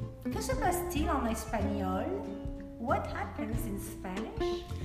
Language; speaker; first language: French; native; French